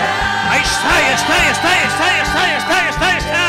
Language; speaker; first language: Spanish; native; Spanish